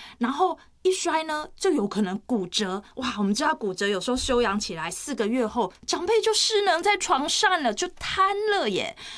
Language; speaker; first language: Chinese; native; Chinese